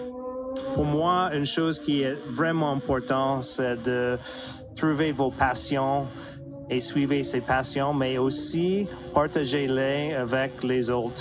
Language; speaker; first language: French; non-native, fluent; English